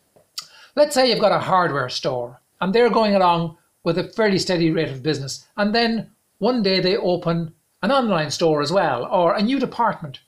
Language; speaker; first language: English; native; English